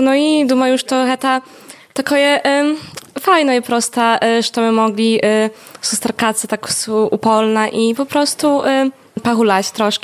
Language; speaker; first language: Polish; non-native, local second language; Belarusian